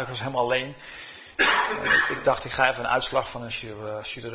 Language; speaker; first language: Dutch; native; Dutch